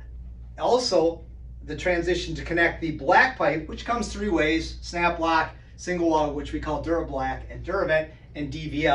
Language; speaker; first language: English; native; English